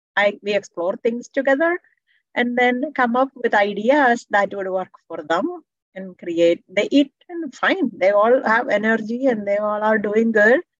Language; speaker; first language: English; non-native, local second language; Malayalam